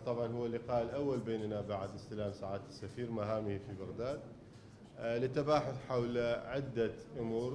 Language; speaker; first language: Arabic; native; Arabic